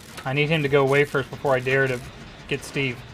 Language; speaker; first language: English; native; English